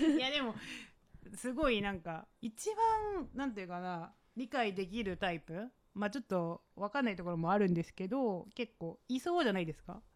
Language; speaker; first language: Japanese; non-native, fluent; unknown